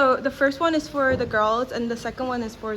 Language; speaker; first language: English; non-native, fluent; Korean